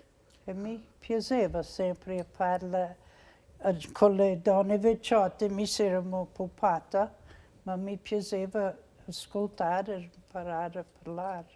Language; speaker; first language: Italian; early bilingual, heritage; Italian